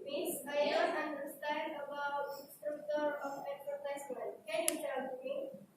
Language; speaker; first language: English; non-native, learner; Indonesian